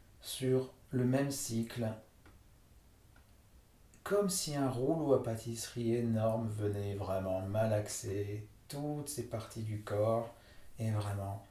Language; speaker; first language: French; native; French